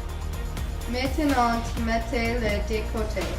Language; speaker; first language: French; non-native, learner; English